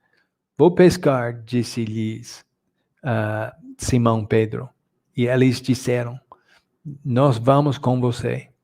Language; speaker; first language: Portuguese; non-native, fluent; English